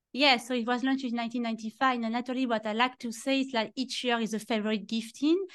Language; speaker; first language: English; non-native, fluent; French